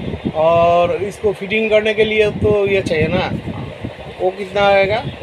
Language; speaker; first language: Hindi; non-native, local second language; Bangla